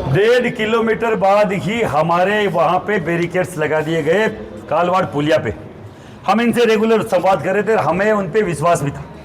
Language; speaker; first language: Hindi; native; Hindi